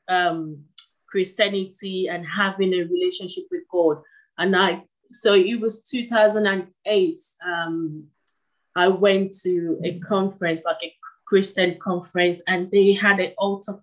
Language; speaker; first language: English; non-native, local second language; Yoruba